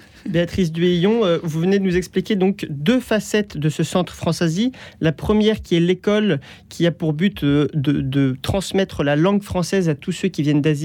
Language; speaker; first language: French; native; French